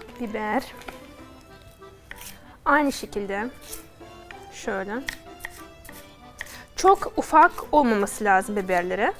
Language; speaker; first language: Turkish; non-native, fluent; Russian